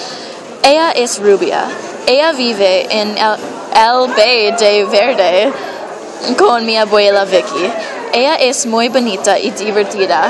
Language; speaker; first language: Spanish; non-native, learner; English